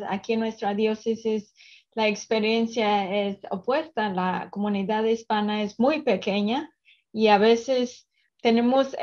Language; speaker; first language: Spanish; early bilingual, other home language; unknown